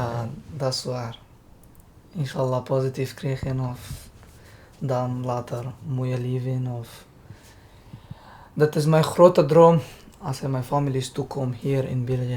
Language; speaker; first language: Dutch; non-native, learner; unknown